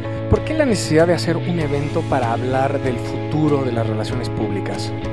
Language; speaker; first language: Spanish; native; Spanish